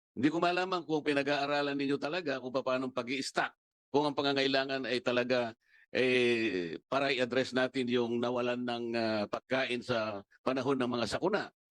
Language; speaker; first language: Filipino; non-native, local second language; Pampanga